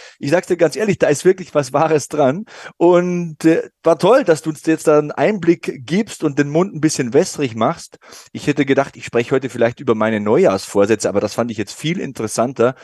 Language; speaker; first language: German; native; German